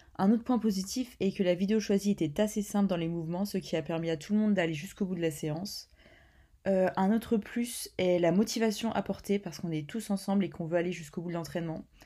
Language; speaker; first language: French; native; French